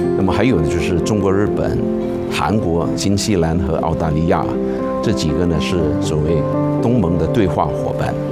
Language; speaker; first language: Chinese; native; Chinese